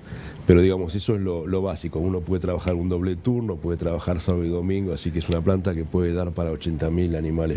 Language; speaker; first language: Spanish; native; Spanish